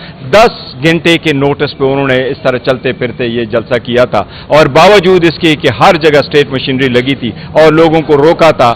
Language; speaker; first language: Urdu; non-native, local second language; Pashto